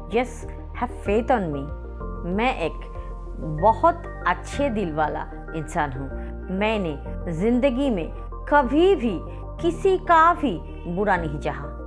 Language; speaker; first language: Hindi; non-native, local second language; Bangla